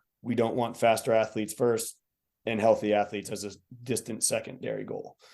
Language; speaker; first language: English; native; English